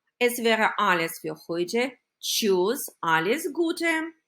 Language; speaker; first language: German; non-native, fluent; Ukrainian